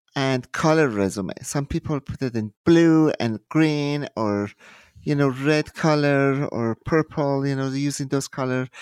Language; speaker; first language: English; non-native, fluent; Persian